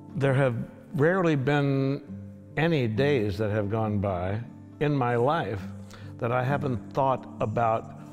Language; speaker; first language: English; native; English